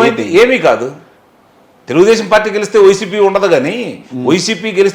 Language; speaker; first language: Telugu; native; Telugu